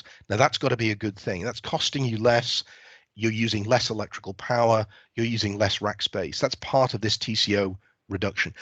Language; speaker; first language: English; native; English